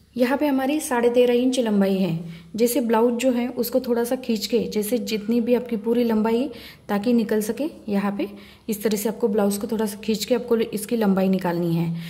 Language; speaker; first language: Hindi; non-native, local second language; Marathi